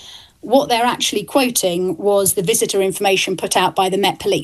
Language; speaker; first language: English; native; English